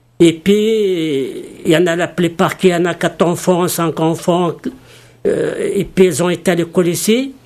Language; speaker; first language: French; non-native, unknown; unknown